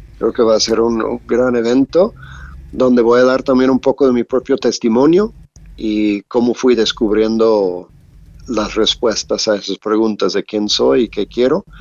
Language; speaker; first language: Spanish; non-native, fluent; English